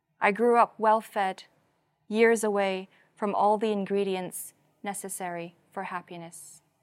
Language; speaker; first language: English; non-native, local second language; Cantonese